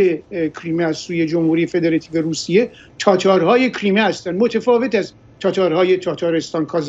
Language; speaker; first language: Persian; native; Persian